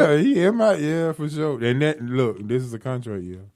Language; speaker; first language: English; native; English